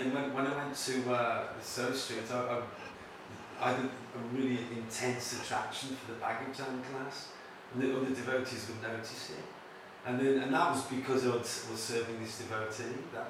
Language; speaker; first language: English; native; English